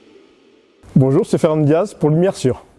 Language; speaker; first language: French; native; French